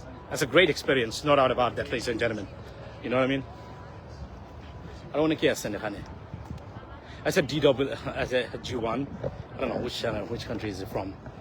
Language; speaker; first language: English; non-native, local second language; Bangla